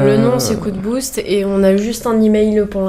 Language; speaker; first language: French; native; French